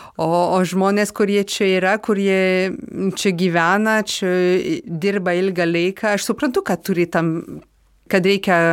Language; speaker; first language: Lithuanian; non-native, fluent; French